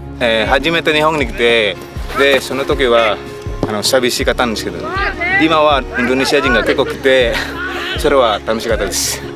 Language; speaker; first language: Japanese; non-native, learner; Indonesian